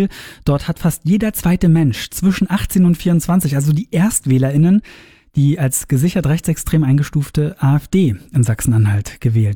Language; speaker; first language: German; native; German